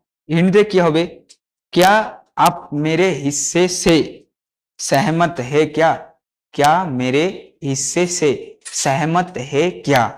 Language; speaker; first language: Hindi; non-native, local second language; Bangla